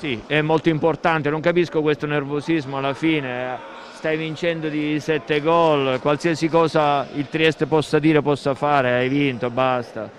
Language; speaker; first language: Italian; native; Italian